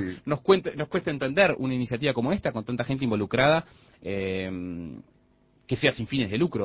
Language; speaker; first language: Spanish; native; Spanish